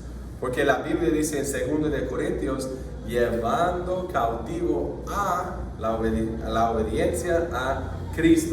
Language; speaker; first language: Spanish; non-native, fluent; English